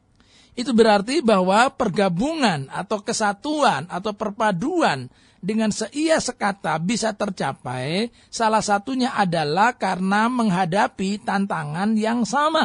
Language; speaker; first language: Indonesian; native; Indonesian